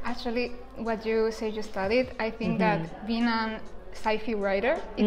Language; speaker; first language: English; non-native, fluent; Spanish